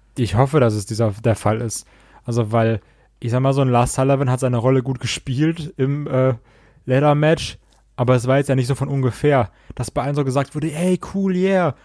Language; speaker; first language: German; native; German